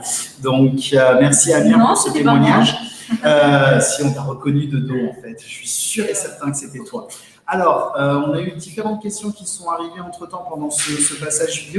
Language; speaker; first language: French; native; French